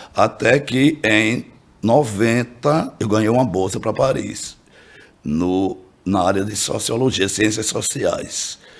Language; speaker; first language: Portuguese; native; Portuguese